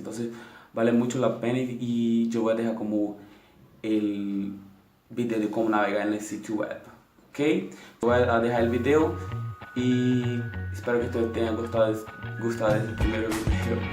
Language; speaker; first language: Spanish; non-native, local second language; Portuguese